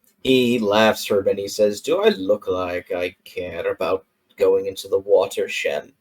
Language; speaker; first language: English; native; English